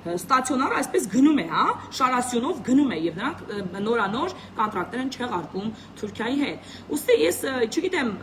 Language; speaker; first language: Armenian; native; Armenian